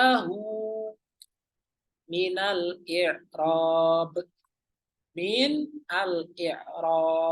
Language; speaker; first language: Arabic; non-native, fluent; Indonesian